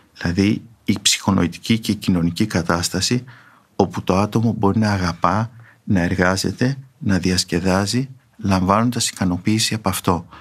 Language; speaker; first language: Greek; native; Greek